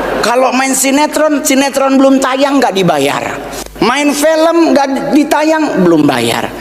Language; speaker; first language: Indonesian; native; Indonesian